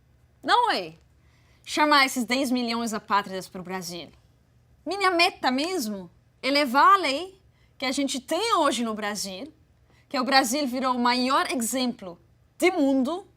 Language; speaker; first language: Portuguese; non-native, fluent; Arabic